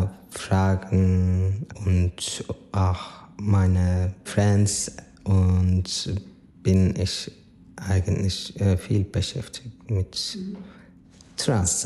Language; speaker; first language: German; non-native, fluent; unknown